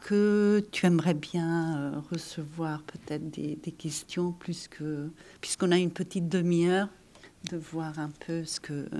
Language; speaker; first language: French; non-native, fluent; Catalan